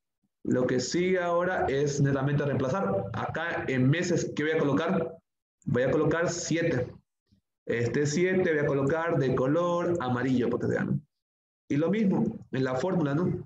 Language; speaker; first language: Spanish; native; Spanish